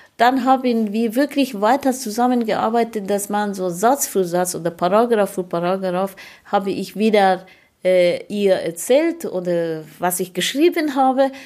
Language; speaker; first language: German; non-native, fluent; Persian